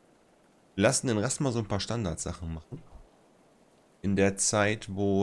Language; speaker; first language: German; native; German